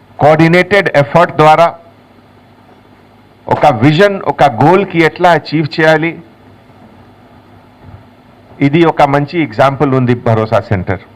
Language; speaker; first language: Telugu; non-native, local second language; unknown